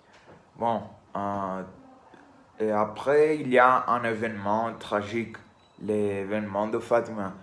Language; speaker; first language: French; non-native, learner; Spanish